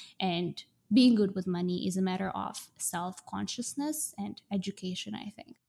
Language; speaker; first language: English; non-native, fluent; Russian